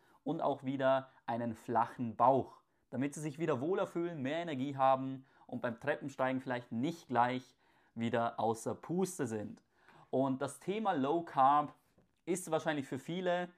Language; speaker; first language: German; native; German